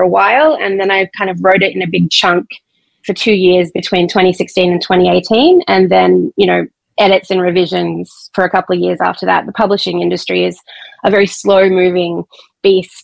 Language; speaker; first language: English; native; English